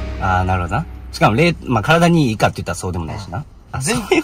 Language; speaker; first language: Japanese; native; Japanese